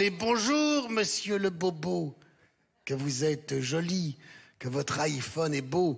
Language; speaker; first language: French; native; French